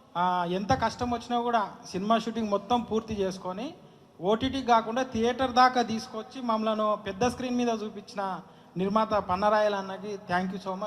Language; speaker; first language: Telugu; native; Telugu